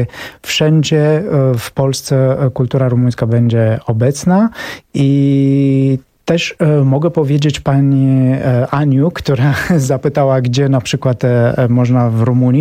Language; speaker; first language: Polish; non-native, fluent; Romanian